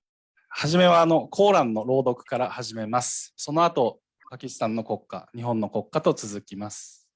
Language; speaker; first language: Japanese; native; Japanese